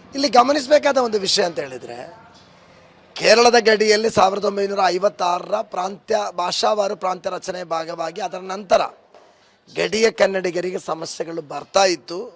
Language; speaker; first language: Kannada; native; Kannada